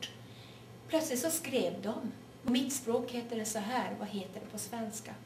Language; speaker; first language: Swedish; native; Swedish